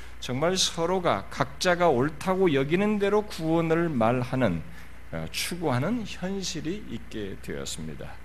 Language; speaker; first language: Korean; native; Korean